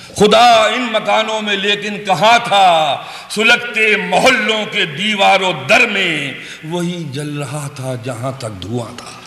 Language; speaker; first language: Urdu; native; Urdu